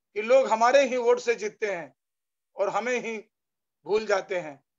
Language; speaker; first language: Hindi; non-native, local second language; Bangla